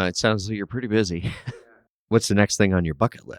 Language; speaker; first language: English; native; English